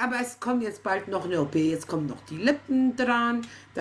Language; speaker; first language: German; native; German